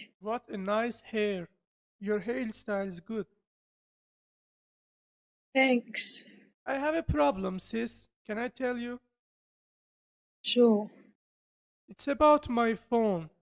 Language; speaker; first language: English; non-native, learner; Persian